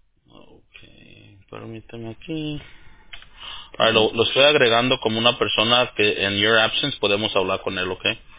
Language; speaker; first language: Spanish; early bilingual, heritage; Spanish